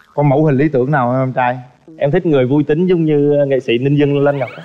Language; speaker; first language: Vietnamese; native; Vietnamese